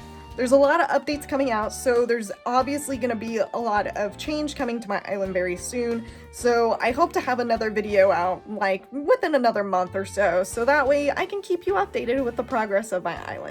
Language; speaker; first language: English; native; English